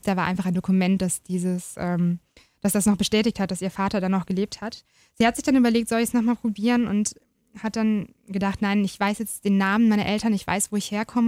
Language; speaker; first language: German; native; German